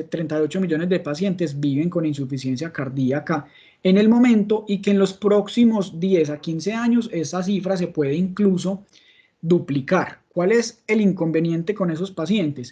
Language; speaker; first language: Spanish; native; Spanish